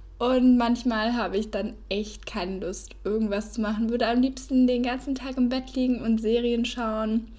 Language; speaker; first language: German; native; German